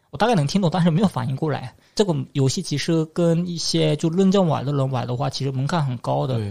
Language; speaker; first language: Chinese; non-native, fluent; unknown